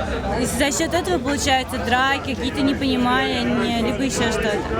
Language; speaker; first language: Russian; native; Russian